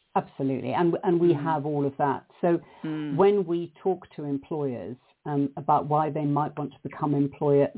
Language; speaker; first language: English; native; English